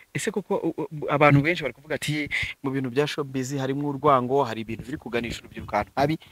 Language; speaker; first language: Kinyarwanda; native; Kinyarwanda